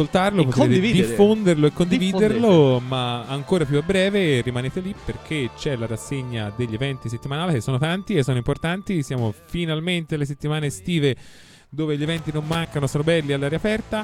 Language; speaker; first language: Italian; native; Italian